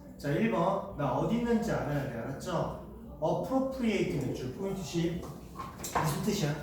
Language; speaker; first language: Korean; native; Korean